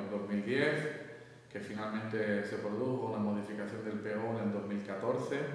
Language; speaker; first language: Spanish; native; Spanish